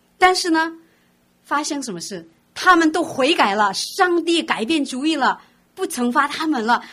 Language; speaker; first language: Chinese; non-native, fluent; Korean